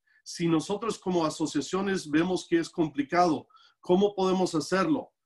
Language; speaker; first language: Spanish; non-native, local second language; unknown